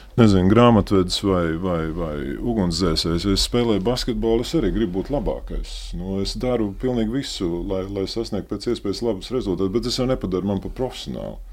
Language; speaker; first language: Latvian; native; Latvian